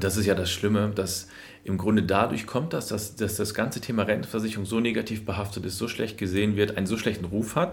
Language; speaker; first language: German; native; German